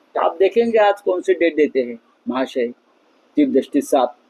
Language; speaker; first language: Hindi; non-native, local second language; Marathi